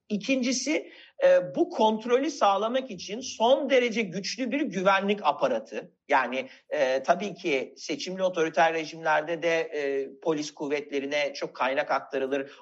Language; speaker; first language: Turkish; native; Turkish